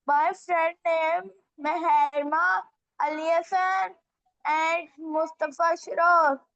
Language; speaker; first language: English; non-native, learner; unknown